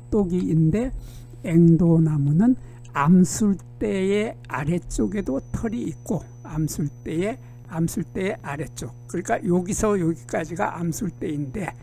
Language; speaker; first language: Korean; native; Korean